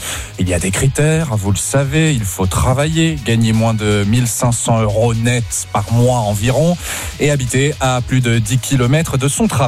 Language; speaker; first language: French; native; French